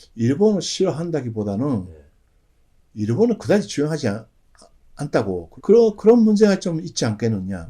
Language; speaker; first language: Korean; non-native, fluent; Japanese